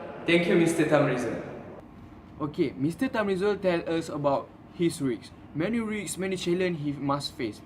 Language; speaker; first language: English; non-native, learner; Malay